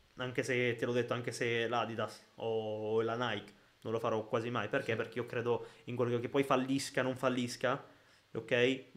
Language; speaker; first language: Italian; early bilingual, other home language; Arabic